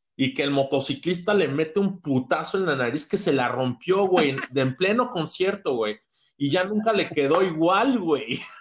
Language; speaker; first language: Spanish; native; Spanish